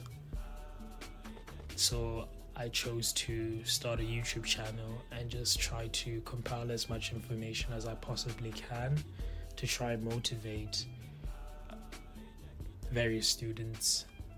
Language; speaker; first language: English; non-native, local second language; Tswana